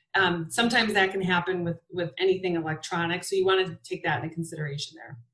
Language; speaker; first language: English; native; English